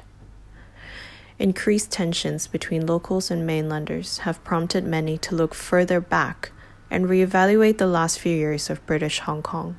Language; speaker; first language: English; non-native, local second language; Cantonese